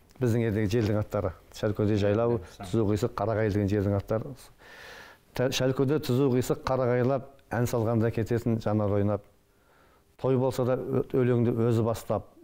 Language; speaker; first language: Kazakh; native; Kazakh